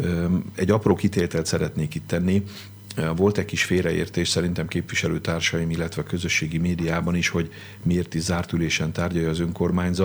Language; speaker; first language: Hungarian; native; Hungarian